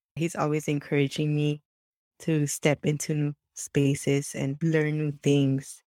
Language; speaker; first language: English; early bilingual, other home language; Spanish